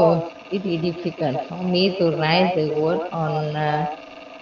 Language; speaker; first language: English; non-native, learner; Vietnamese